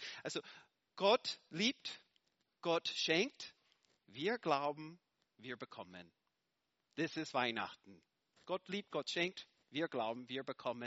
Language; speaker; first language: German; non-native, fluent; English